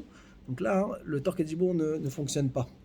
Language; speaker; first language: French; native; French